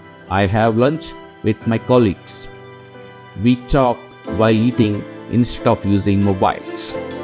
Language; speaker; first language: English; non-native, local second language; Telugu